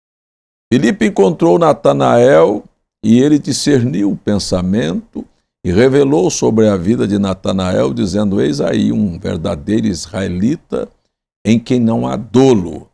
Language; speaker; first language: Portuguese; native; Portuguese